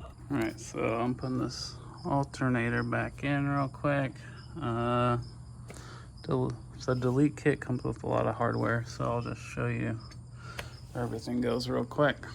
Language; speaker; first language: English; native; English